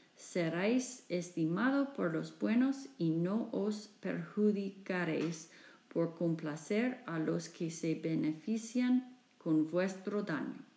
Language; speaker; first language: Spanish; non-native, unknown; English